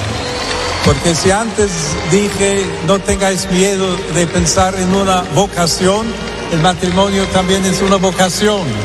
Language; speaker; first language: Spanish; non-native, fluent; English